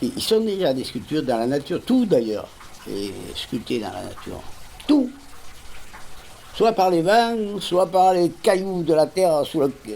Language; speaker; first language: French; non-native, fluent; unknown